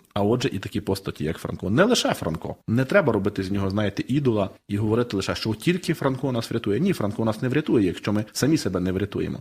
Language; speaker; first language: Ukrainian; native; Ukrainian